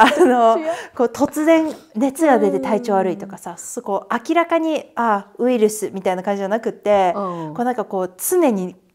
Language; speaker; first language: Japanese; native; Japanese